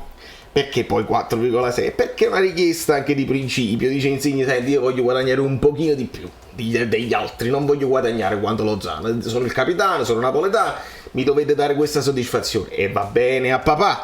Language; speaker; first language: Italian; native; Italian